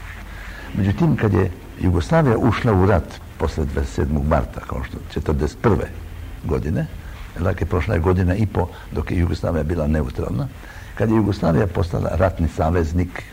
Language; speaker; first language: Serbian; early bilingual, heritage; Croatian